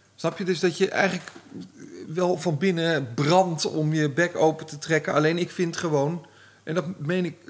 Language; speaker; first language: Dutch; native; Dutch